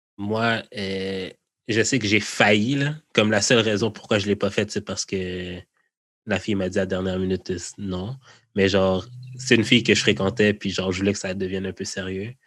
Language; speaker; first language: French; native; French